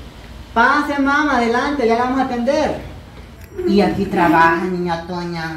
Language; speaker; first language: Spanish; native; Spanish